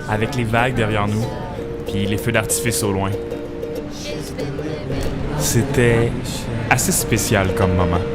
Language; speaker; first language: French; native; French